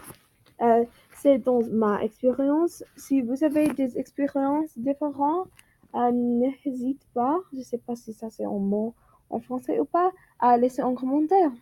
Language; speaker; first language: French; non-native, learner; English